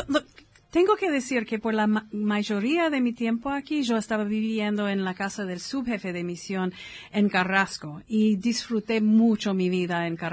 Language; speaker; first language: Spanish; non-native, fluent; English